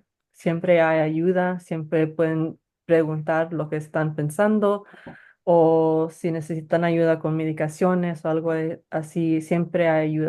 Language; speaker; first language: Spanish; early bilingual, heritage; Spanish